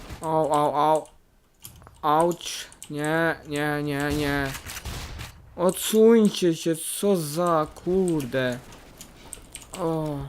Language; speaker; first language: Polish; native; Polish